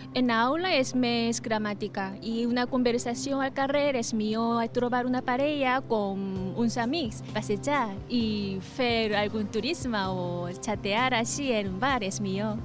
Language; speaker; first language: Catalan; non-native, learner; Korean